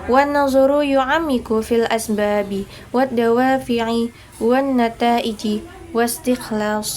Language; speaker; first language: Arabic; non-native, learner; Indonesian